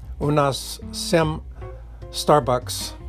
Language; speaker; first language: Russian; non-native, learner; English